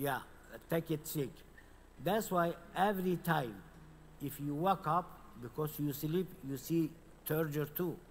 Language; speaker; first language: English; non-native, learner; Kurdish